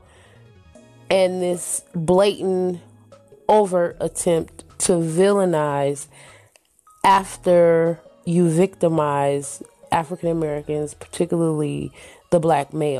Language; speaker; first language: English; native; English